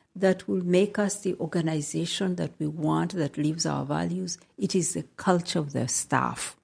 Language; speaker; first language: English; non-native, local second language; Nyankole